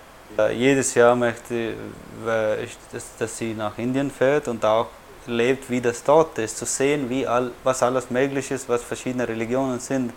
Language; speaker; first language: German; non-native, fluent; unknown